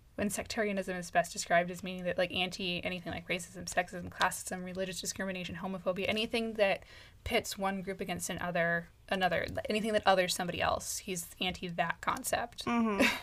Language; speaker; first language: English; native; English